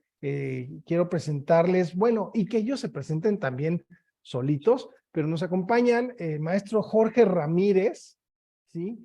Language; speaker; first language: Spanish; native; Spanish